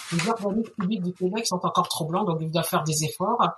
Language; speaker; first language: French; native; French